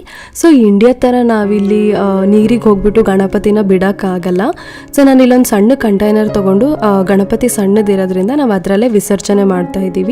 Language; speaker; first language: Kannada; native; Kannada